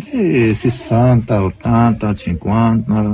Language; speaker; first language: Italian; non-native, learner; Arabic